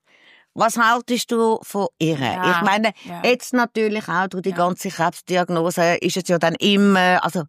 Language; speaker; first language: German; native; German